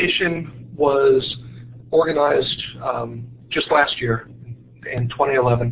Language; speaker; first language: English; native; English